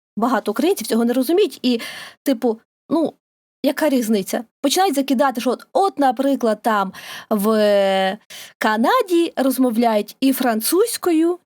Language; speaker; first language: Ukrainian; native; Ukrainian